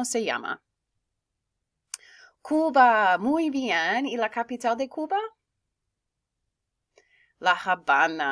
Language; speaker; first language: Spanish; non-native, fluent; English